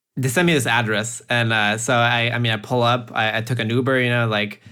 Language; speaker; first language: English; early bilingual, heritage; French